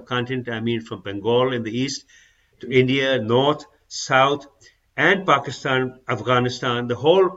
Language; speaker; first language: English; non-native, local second language; Urdu